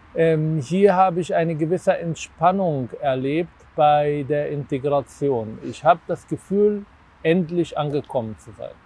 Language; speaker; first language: German; non-native, fluent; Arabic